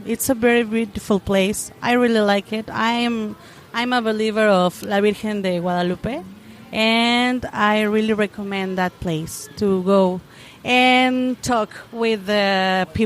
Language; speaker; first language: English; non-native, learner; Spanish